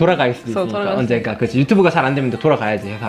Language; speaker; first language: Korean; native; Korean